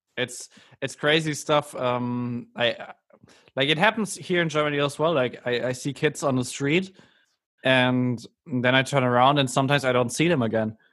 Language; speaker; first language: English; non-native, fluent; German